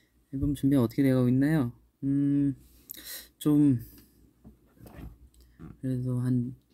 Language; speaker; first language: Korean; native; Korean